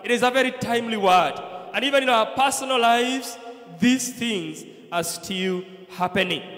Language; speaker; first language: English; non-native, local second language; Swahili